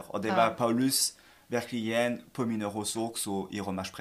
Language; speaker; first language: Swedish; non-native, fluent; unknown